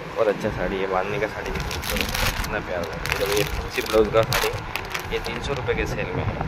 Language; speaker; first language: Hindi; non-native, local second language; Marathi